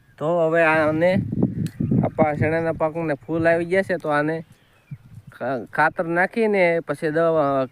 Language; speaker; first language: Gujarati; native; Gujarati